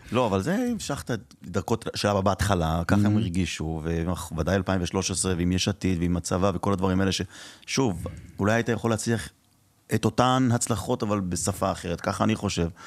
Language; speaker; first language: Hebrew; early bilingual, other home language; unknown